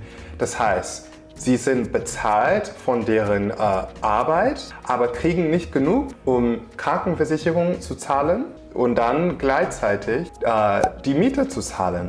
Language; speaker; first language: German; non-native, fluent; English